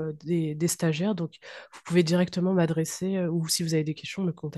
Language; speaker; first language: French; native; French